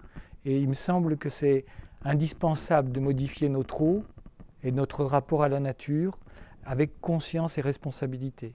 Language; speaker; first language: French; native; French